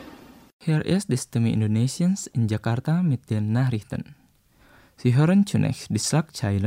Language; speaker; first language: German; non-native, fluent; Indonesian